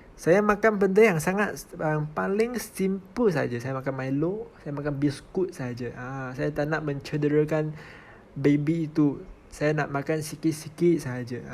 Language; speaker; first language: Malay; non-native, local second language; Chinese